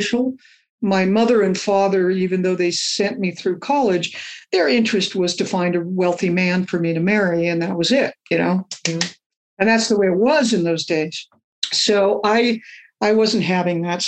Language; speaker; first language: English; native; English